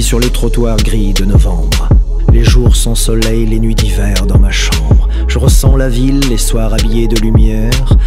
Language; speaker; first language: French; native; French